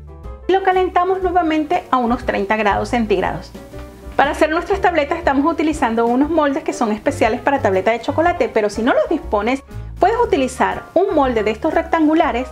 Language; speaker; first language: Spanish; native; Spanish